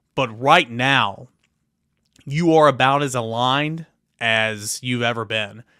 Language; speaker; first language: English; native; English